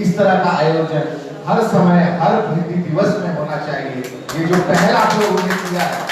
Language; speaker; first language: Hindi; native; Hindi